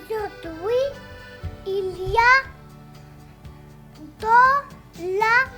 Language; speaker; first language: French; non-native, learner; Arabic